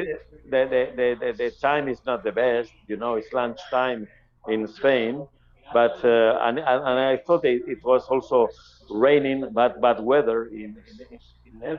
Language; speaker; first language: English; non-native, fluent; Spanish